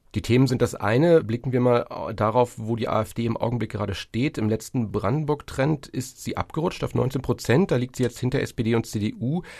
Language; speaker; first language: German; native; German